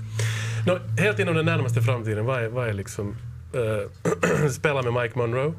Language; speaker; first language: Swedish; native; Swedish